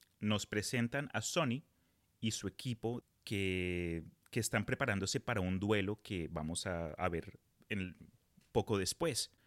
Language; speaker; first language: Spanish; early bilingual, heritage; Spanish